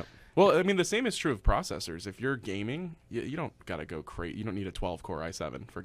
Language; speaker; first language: English; native; English